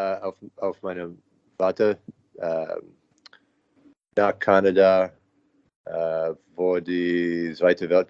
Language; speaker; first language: German; non-native, learner; English